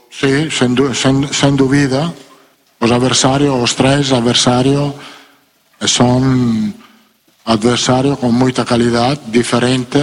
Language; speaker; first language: Portuguese; non-native, learner; Italian